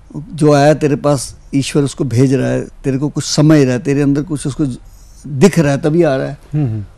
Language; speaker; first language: Hindi; native; Hindi